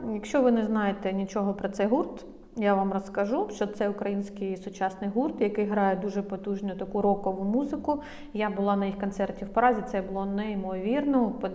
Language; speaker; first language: Ukrainian; non-native, local second language; Russian